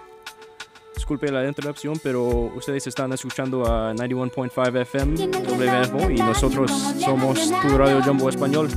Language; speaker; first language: Spanish; non-native, learner; English